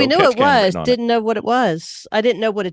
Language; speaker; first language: English; native; English